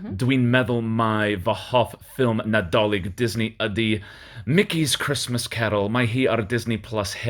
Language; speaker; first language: Welsh; non-native, learner; English